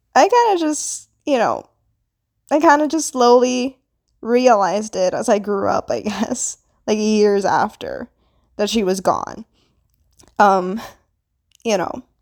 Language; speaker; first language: English; non-native, local second language; Filipino